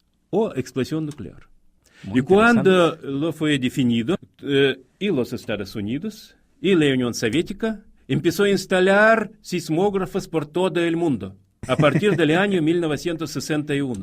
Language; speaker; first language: Spanish; non-native, fluent; Russian